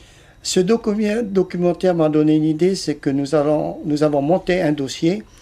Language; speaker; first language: French; early bilingual, other home language; Vietnamese